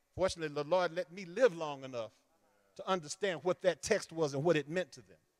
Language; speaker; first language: English; native; English